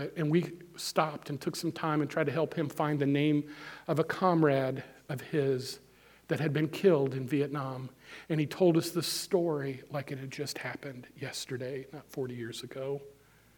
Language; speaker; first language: English; native; English